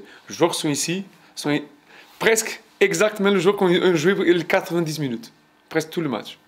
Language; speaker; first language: French; non-native, fluent; Portuguese